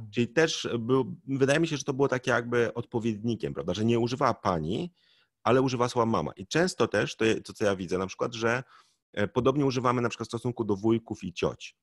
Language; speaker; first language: Polish; native; Polish